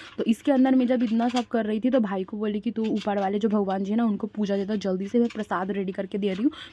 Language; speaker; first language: Hindi; non-native, local second language; Bangla